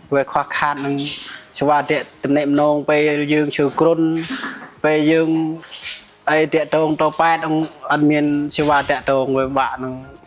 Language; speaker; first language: Khmer; non-native, local second language; Jarai